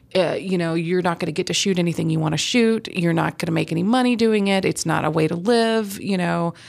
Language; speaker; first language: English; native; English